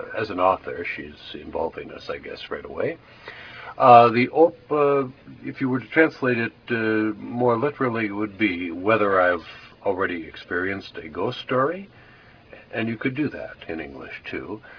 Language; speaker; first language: English; native; English